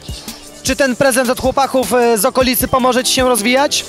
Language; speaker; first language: Polish; native; Polish